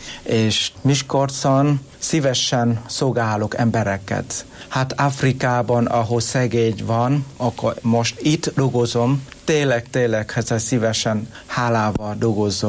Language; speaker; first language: Hungarian; non-native, learner; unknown